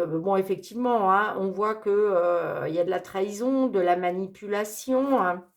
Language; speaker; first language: French; native; French